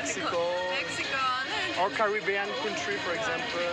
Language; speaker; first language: English; non-native, learner; French